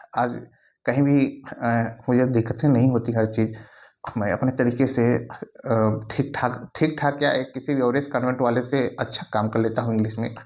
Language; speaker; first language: Hindi; native; Hindi